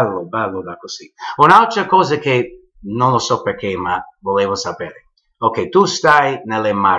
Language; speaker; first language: Italian; early bilingual, heritage; English